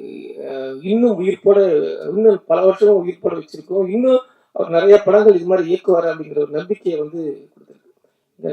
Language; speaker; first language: Tamil; native; Tamil